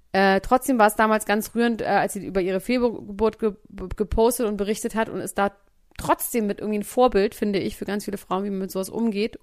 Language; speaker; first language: German; native; German